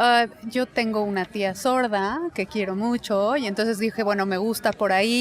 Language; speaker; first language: Spanish; native; Spanish